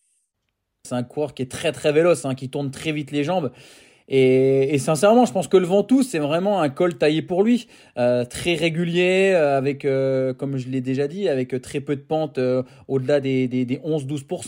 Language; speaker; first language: French; native; French